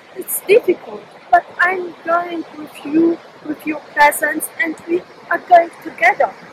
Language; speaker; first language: English; non-native, fluent; Polish